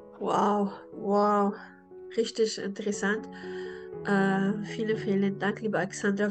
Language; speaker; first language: German; non-native, learner; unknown